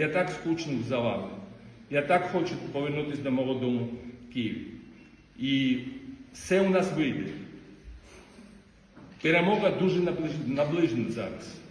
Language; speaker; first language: Ukrainian; non-native, fluent; Georgian